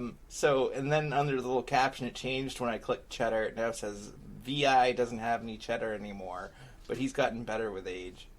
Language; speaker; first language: English; native; English